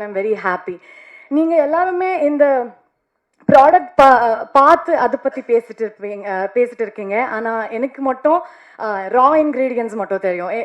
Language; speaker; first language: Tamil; non-native, learner; Kannada